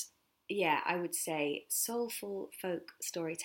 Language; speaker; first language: English; native; English